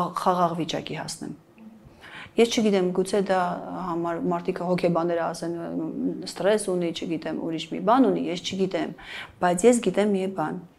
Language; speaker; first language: Armenian; native; Armenian